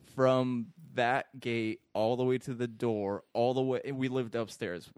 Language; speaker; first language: English; early bilingual, other home language; Arabic